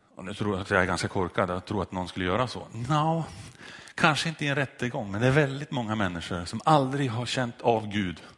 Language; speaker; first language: Swedish; native; Swedish